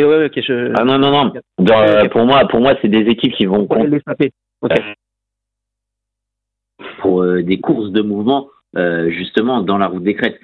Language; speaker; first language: French; native; French